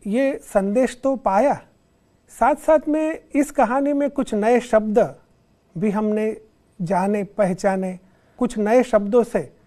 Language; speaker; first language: Hindi; non-native, local second language; Gujarati